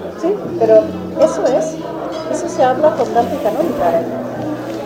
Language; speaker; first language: Spanish; non-native, fluent; German